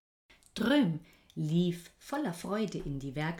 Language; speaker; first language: German; native; German